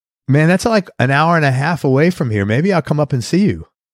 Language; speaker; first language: English; native; English